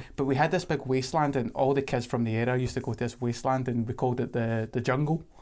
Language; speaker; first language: English; native; English